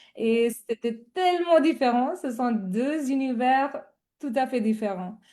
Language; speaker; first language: French; non-native, fluent; Marathi